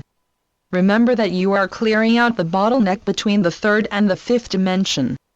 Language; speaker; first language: English; native; English